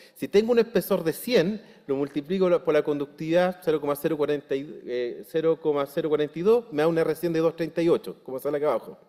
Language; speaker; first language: Spanish; native; Spanish